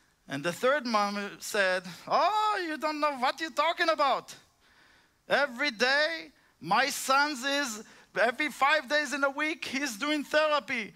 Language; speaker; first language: English; non-native, fluent; Hebrew